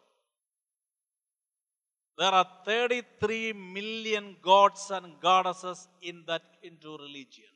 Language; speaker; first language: English; non-native, local second language; Malayalam